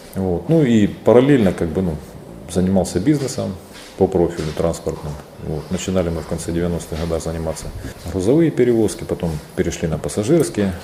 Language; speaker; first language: Russian; native; Russian